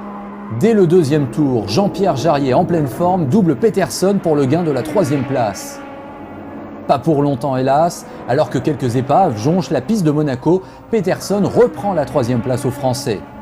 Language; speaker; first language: French; native; French